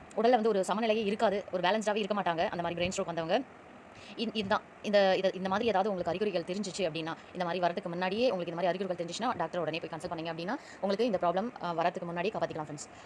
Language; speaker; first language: Tamil; native; Tamil